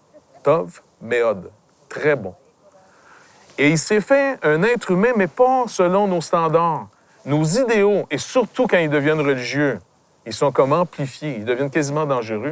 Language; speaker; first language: French; native; French